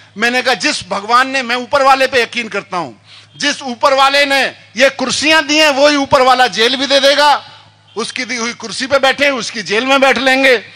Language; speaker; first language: Hindi; native; Hindi